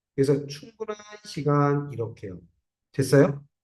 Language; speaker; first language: Korean; native; Korean